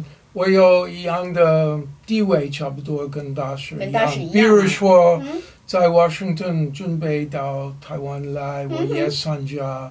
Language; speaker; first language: Chinese; non-native, learner; English